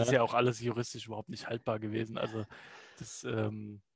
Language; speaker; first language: German; native; German